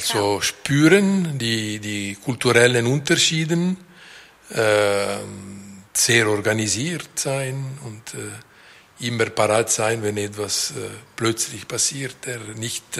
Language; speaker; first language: German; non-native, local second language; French